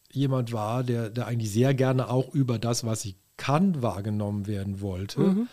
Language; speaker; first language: German; native; German